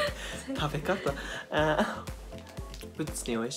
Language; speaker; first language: Japanese; non-native, learner; English